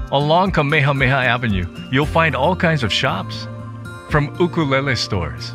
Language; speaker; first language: English; native; English